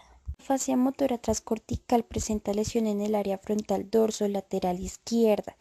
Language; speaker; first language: Spanish; native; Spanish